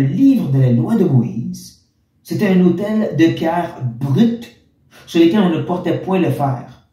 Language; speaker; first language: French; native; French